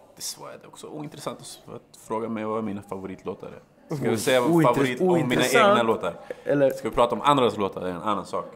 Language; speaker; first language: Swedish; native; Swedish